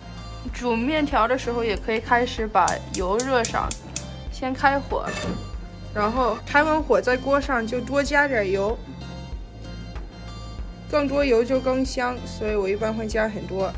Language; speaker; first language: Chinese; early bilingual, heritage; Chinese